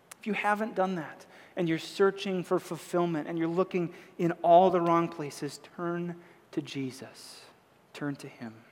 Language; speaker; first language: English; native; English